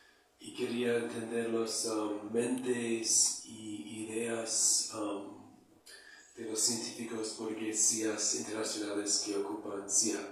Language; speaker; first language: Spanish; non-native, fluent; English